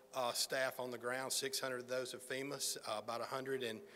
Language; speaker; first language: English; native; English